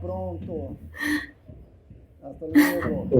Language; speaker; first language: Spanish; non-native, learner; Portuguese